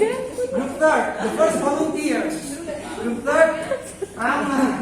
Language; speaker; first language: English; non-native, fluent; Indonesian